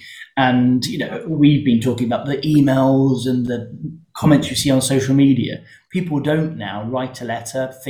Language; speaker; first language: English; native; English